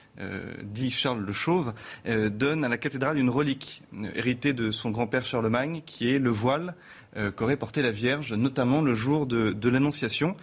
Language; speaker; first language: French; native; French